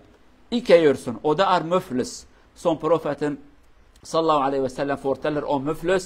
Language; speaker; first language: Norwegian; non-native, learner; Kurdish